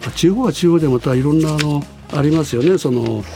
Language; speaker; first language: Japanese; native; Japanese